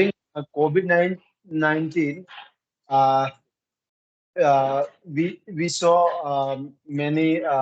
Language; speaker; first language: English; non-native, learner; Hindi